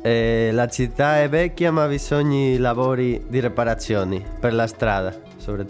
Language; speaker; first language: Italian; non-native, learner; Spanish